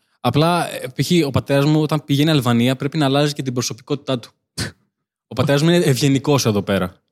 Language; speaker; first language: Greek; early bilingual, other home language; Albanian